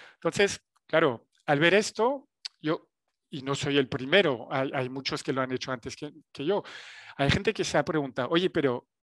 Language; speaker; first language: Spanish; non-native, fluent; French